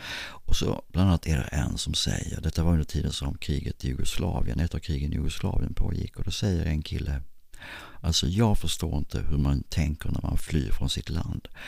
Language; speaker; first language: Swedish; native; Swedish